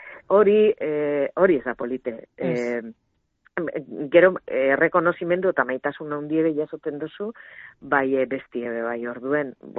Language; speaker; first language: Basque; non-native, local second language; Spanish